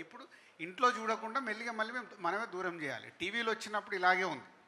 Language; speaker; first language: Telugu; native; Telugu